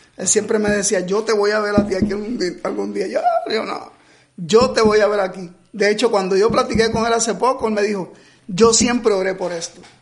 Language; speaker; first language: Spanish; native; Spanish